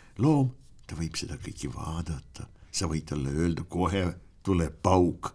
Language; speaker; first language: Estonian; non-native, local second language; Russian